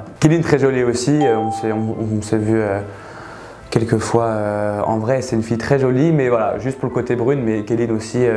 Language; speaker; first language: French; native; French